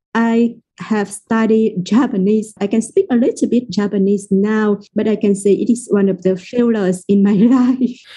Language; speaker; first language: English; non-native, fluent; Vietnamese